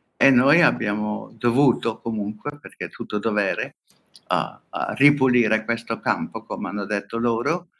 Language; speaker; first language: Italian; non-native, fluent; Hungarian